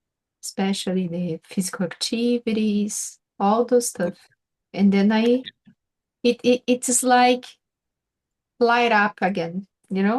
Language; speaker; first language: English; non-native, fluent; Portuguese